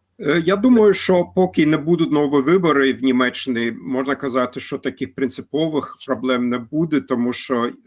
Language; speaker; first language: Ukrainian; non-native, fluent; German